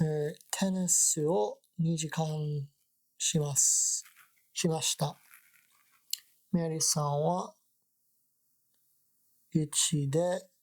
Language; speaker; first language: Japanese; non-native, learner; English